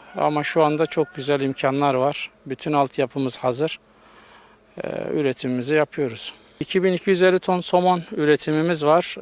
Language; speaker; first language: Turkish; native; Turkish